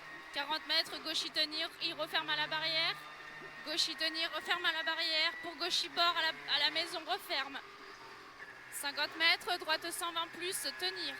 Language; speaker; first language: French; native; French